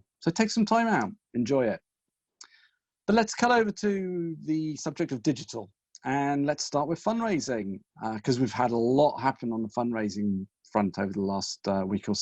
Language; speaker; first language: English; native; English